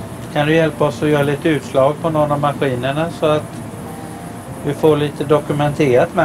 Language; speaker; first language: Swedish; native; Swedish